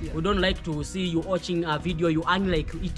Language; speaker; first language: English; non-native, local second language; Swahili